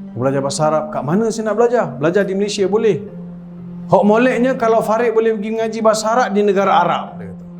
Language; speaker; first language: Malay; non-native, local second language; Tamil